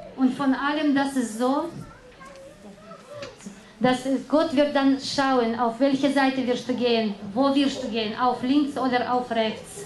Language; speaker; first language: German; non-native, learner; Russian